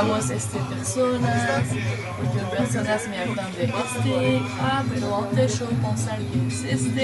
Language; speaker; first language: Spanish; non-native, learner; French